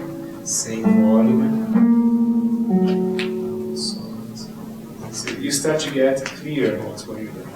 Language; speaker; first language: English; non-native, fluent; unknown